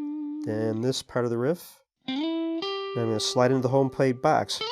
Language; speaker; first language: English; native; English